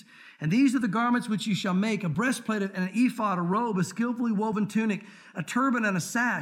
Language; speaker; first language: English; native; English